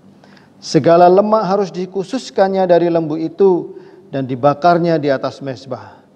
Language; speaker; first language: Indonesian; native; Indonesian